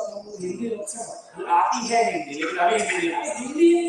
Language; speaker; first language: Hindi; non-native, local second language; Bangla